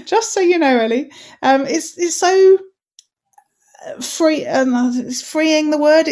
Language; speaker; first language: English; native; English